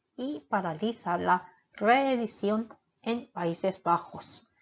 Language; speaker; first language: Spanish; non-native, fluent; Korean